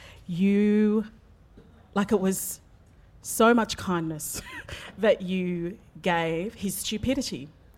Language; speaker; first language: English; native; English